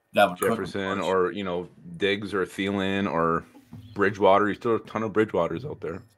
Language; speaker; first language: English; native; English